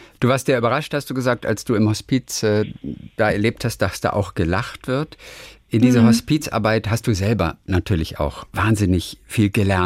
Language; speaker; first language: German; native; German